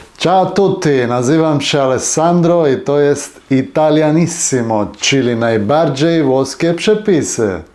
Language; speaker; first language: Polish; non-native, fluent; Italian